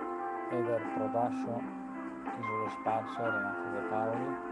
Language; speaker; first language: Italian; native; Italian